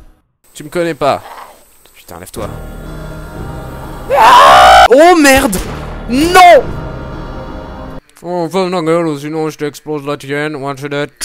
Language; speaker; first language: French; native; French